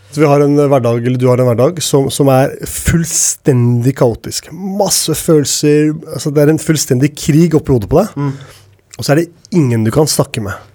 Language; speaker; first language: Norwegian; native; Norwegian